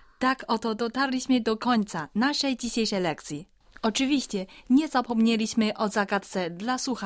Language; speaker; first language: Polish; non-native, fluent; Chinese